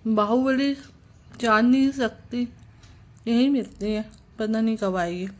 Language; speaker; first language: Hindi; non-native, local second language; Bangla